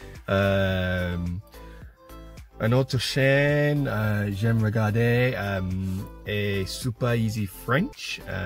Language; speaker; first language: French; non-native, learner; English